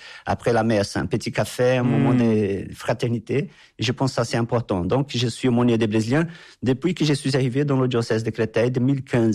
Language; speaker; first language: French; non-native, fluent; Portuguese